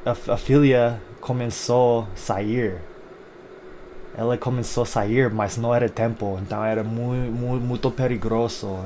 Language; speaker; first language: Portuguese; non-native, fluent; English